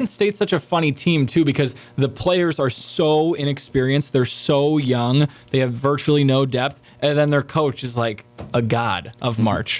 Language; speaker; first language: English; native; English